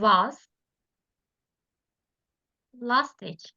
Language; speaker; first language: English; non-native, learner; Turkish